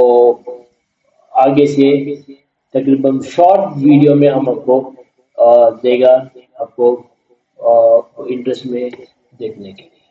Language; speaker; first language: Hindi; non-native, learner; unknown